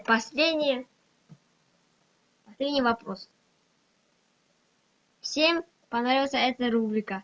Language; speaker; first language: Russian; non-native, local second language; Kazakh